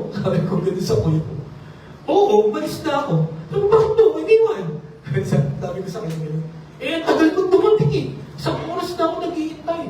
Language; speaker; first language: Filipino; non-native, local second language; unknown